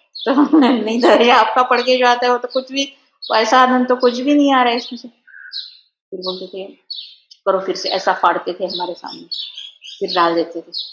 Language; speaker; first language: Hindi; non-native, local second language; Marathi